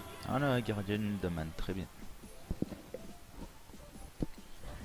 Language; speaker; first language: French; native; French